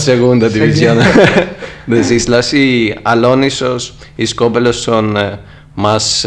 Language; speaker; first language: Spanish; non-native, learner; Greek